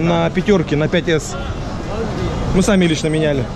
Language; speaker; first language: Russian; native; Russian